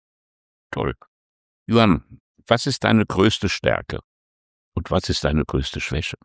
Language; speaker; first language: German; native; German